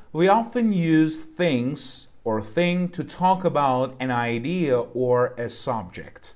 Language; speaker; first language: English; non-native, fluent; Persian